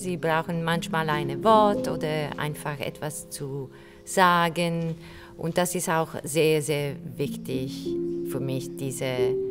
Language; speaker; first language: German; non-native, fluent; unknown